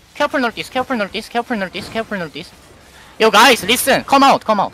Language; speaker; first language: English; non-native, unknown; Korean